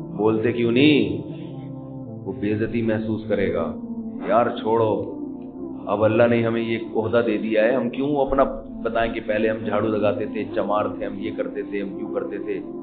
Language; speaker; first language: Urdu; native; Urdu